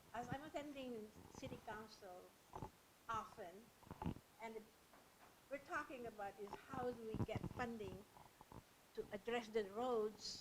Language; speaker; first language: English; non-native, local second language; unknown